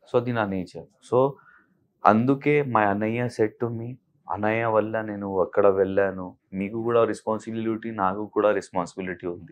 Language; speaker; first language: Telugu; non-native, local second language; Hindi